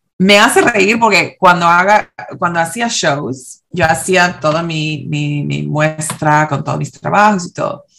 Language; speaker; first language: Spanish; early bilingual, heritage; Spanish